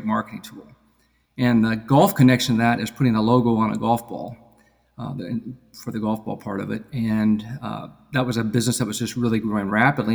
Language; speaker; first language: English; native; English